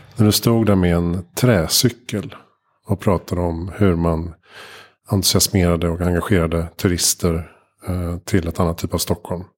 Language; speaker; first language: Swedish; native; Swedish